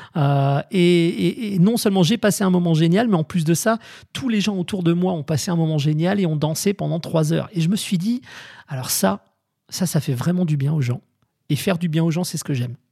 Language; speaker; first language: French; native; French